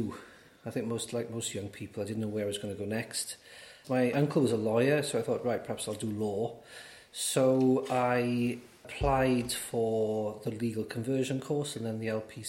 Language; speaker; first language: English; native; English